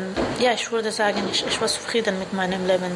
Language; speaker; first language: German; non-native, learner; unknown